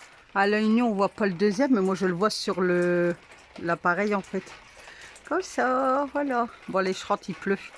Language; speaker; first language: French; native; French